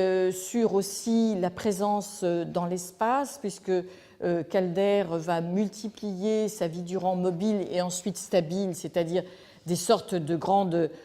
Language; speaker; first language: French; native; French